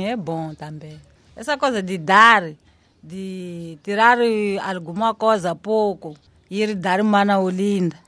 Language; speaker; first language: Portuguese; non-native, local second language; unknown